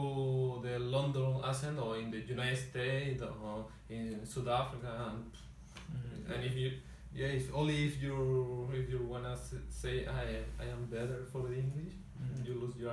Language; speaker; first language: English; non-native, learner; Spanish